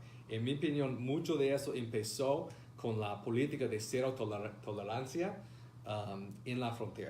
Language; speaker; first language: Spanish; non-native, fluent; English